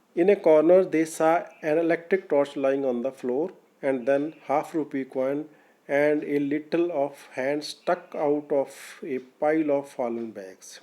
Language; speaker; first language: English; non-native, local second language; Punjabi